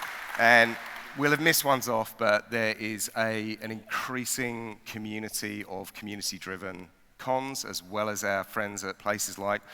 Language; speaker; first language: English; native; English